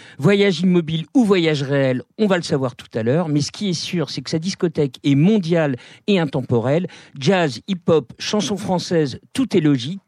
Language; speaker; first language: French; native; French